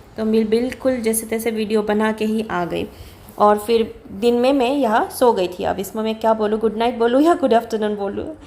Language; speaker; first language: Hindi; non-native, local second language; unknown